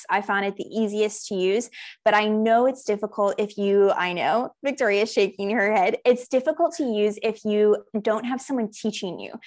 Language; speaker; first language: English; native; English